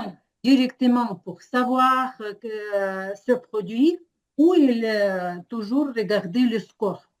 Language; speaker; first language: French; non-native, fluent; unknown